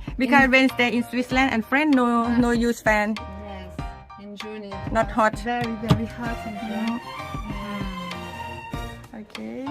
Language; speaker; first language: English; non-native, learner; Thai